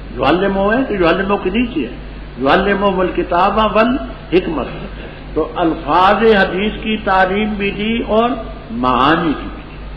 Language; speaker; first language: Urdu; non-native, local second language; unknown